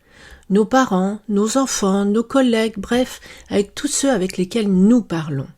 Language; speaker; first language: French; native; French